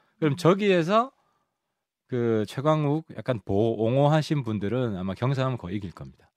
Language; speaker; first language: Korean; native; Korean